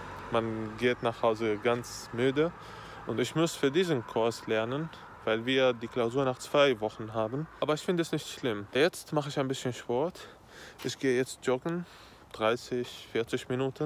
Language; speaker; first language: German; non-native, fluent; Arabic